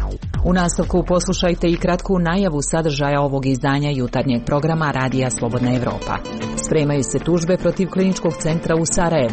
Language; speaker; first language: Serbian; native; Serbian